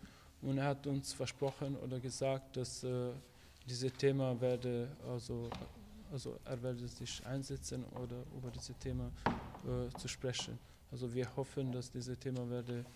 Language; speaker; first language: German; non-native, fluent; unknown